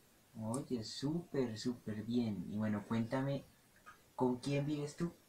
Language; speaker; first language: Spanish; native; Spanish